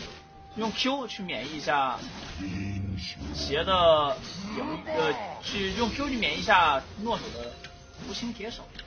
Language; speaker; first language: Chinese; native; Chinese